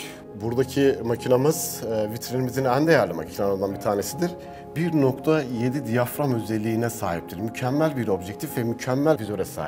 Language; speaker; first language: Turkish; native; Turkish